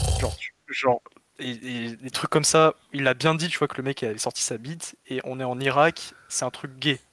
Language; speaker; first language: French; native; French